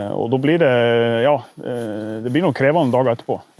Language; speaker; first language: Norwegian; native; Norwegian